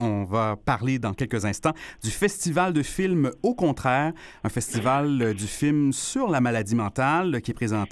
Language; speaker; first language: French; native; French